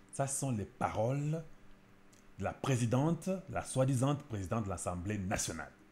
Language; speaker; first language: French; non-native, local second language; Lingala